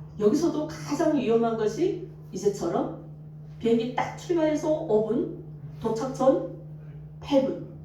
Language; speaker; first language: Korean; native; Korean